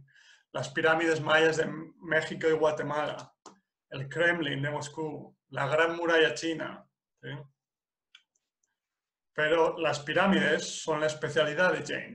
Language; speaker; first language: Spanish; non-native, fluent; English